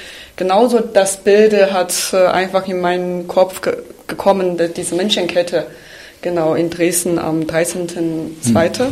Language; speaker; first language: German; non-native, fluent; Chinese